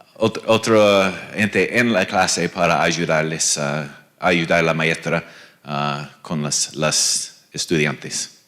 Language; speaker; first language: Spanish; non-native, learner; English